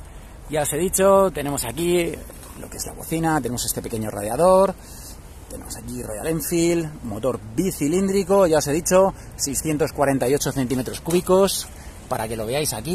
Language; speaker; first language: Spanish; native; Spanish